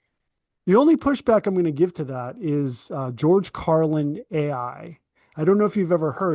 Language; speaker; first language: English; native; English